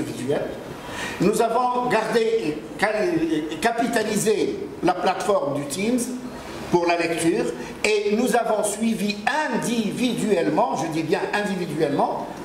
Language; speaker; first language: French; non-native, local second language; Arabic